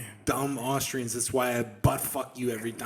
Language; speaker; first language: English; native; English